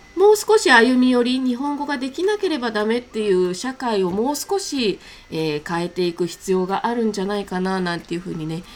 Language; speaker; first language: Japanese; native; Japanese